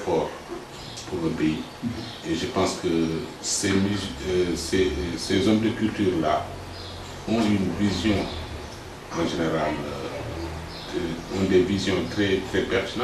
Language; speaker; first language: French; non-native, local second language; Wolof